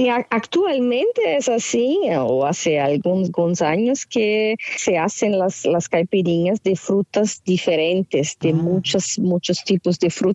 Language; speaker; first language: Spanish; non-native, fluent; Portuguese